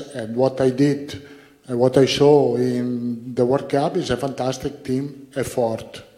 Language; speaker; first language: English; non-native, fluent; Italian